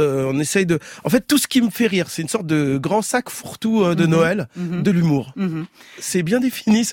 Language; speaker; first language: French; native; French